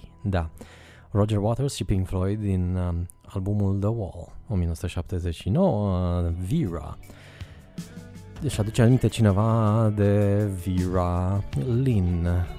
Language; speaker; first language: Romanian; native; Romanian